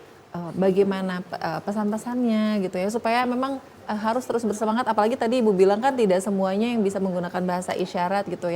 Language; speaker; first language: Indonesian; native; Indonesian